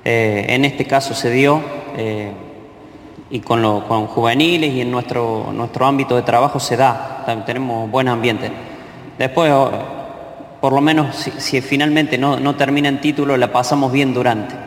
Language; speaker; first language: Spanish; native; Spanish